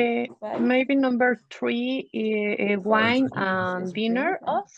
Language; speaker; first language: English; non-native, fluent; Spanish